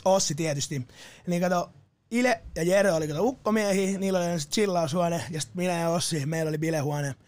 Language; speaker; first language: Finnish; native; Finnish